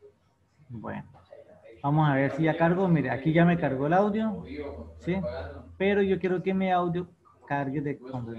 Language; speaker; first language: Spanish; native; Spanish